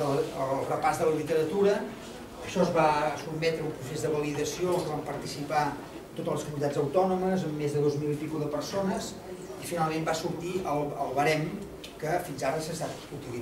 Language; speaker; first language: Catalan; native; Catalan